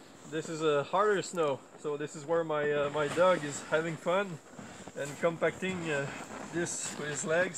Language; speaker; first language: English; non-native, fluent; French